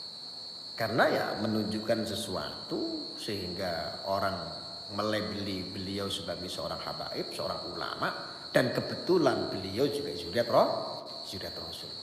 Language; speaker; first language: Indonesian; non-native, local second language; Javanese